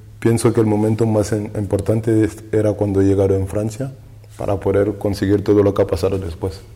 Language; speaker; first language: Spanish; non-native, learner; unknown